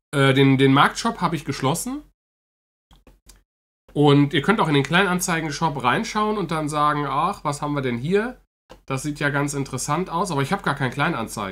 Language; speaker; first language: German; native; German